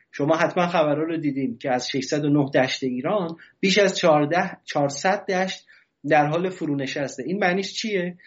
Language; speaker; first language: Persian; native; Persian